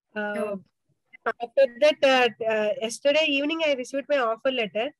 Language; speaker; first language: English; non-native, local second language; Telugu